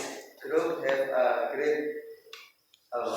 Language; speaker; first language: English; non-native, learner; Indonesian